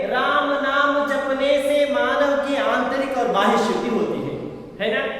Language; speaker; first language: Hindi; non-native, local second language; Kannada